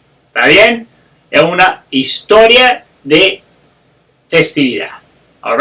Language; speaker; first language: Spanish; non-native, fluent; English